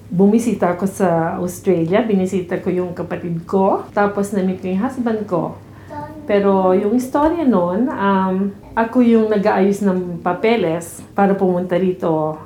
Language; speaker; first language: Filipino; native; Filipino